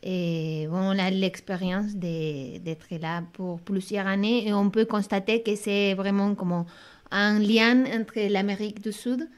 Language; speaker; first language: French; non-native, fluent; Spanish